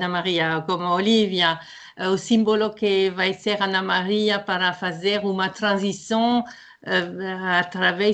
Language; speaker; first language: Portuguese; non-native, fluent; French